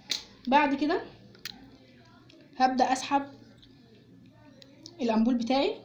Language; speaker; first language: Arabic; native; Arabic